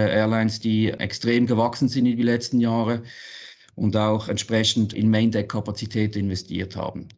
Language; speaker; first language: German; native; German